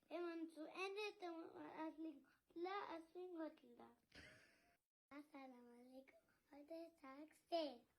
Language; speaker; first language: German; early bilingual, other home language; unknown